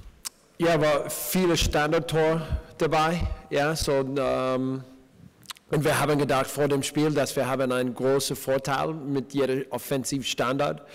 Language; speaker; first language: German; non-native, fluent; English